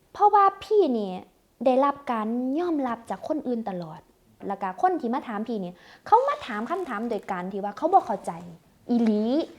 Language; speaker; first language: Thai; native; Thai